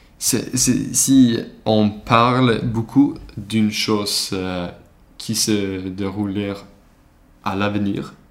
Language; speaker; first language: French; non-native, learner; Swedish